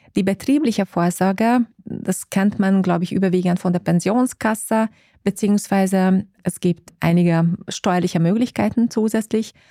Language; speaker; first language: German; non-native, fluent; Hungarian